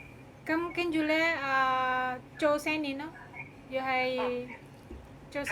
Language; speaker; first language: Cantonese; non-native, learner; Indonesian